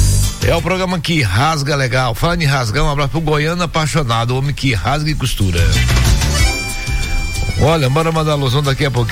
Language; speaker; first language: Portuguese; native; Portuguese